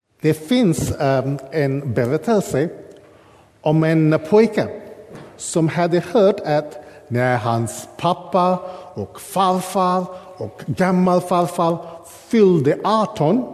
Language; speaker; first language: Swedish; non-native, fluent; English